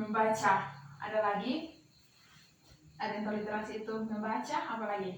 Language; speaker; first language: Indonesian; native; Indonesian